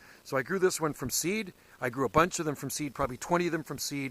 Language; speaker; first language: English; native; English